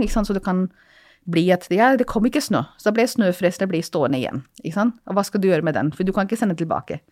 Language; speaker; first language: Norwegian; non-native, fluent; Hindi